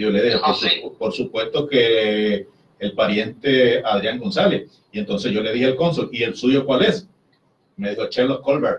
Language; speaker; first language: Spanish; native; Spanish